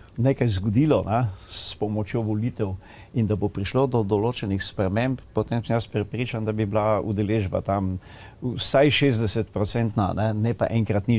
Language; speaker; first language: Slovenian; native; Slovenian